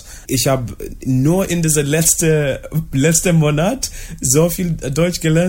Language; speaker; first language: German; non-native, learner; English